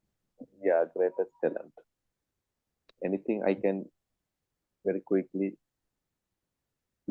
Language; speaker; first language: English; non-native, learner; Tamil